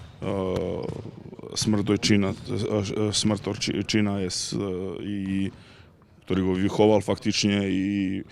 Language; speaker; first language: Polish; non-native, learner; Serbian